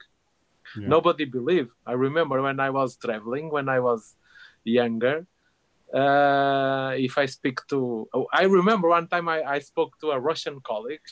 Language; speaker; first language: English; non-native, fluent; Portuguese